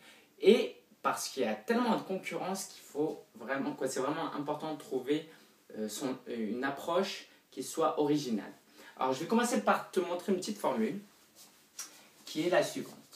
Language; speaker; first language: French; native; French